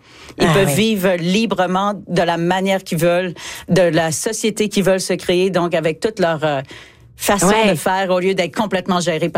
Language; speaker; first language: French; native; French